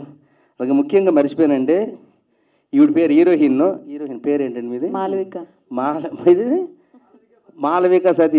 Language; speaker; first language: Telugu; native; Telugu